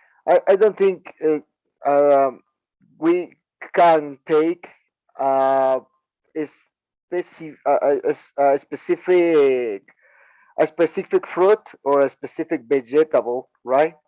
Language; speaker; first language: English; non-native, learner; Spanish